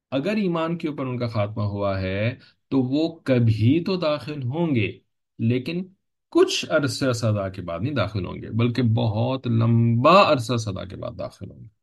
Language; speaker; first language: Urdu; native; Urdu